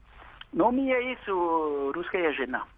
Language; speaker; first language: Russian; non-native, learner; French